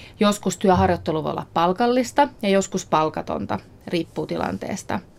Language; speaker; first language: Finnish; native; Finnish